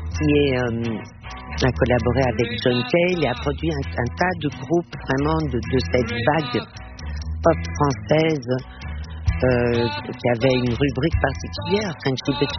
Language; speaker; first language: French; non-native, fluent; Portuguese